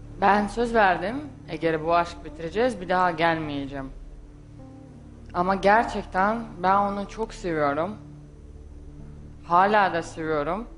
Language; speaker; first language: Turkish; non-native, learner; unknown